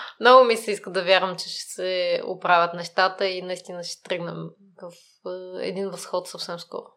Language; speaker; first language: Bulgarian; native; Bulgarian